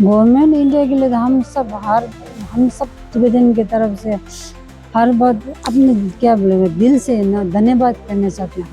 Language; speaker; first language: Hindi; non-native, local second language; Tibetan